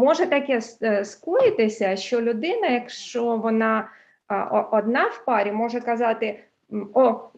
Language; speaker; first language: Ukrainian; early bilingual, heritage; Ukrainian